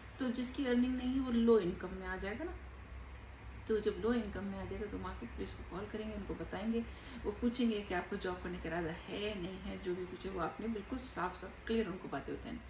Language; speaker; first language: Urdu; native; Urdu